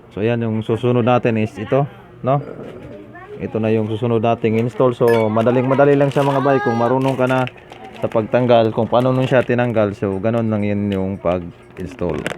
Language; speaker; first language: Filipino; non-native, local second language; Cebuano